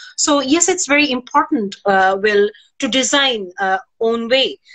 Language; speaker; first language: English; non-native, local second language; Bangla